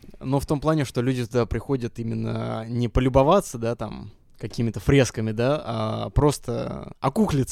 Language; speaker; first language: Russian; native; Russian